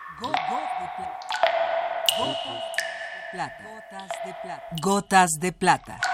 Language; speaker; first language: Spanish; native; Spanish